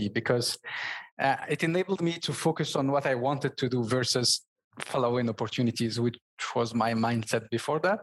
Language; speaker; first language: English; non-native, fluent; Berber languages